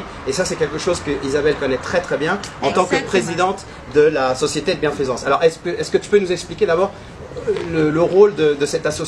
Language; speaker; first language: French; native; French